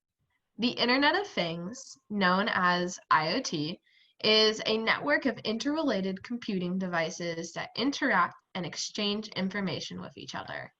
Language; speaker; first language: English; native; English